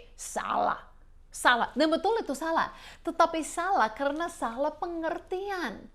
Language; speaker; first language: Indonesian; non-native, fluent; English